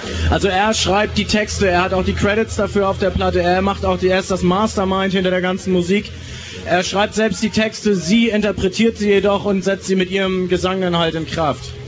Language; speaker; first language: German; native; German